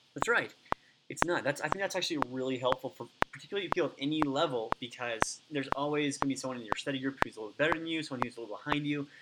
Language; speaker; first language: English; native; English